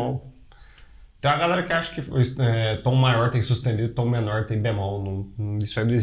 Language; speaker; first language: Portuguese; native; Portuguese